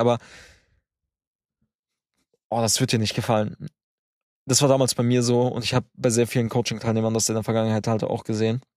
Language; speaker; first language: German; native; German